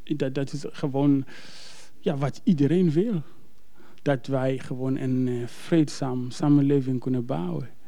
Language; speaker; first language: Dutch; non-native, fluent; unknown